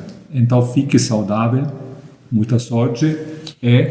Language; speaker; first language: Portuguese; non-native, fluent; German